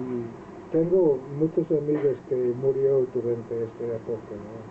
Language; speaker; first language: Spanish; non-native, fluent; Welsh